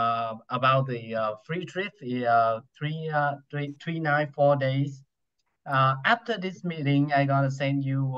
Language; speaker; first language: English; non-native, learner; Vietnamese